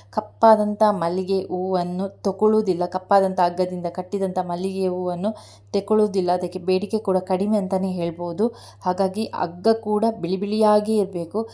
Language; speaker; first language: Kannada; non-native, local second language; Tulu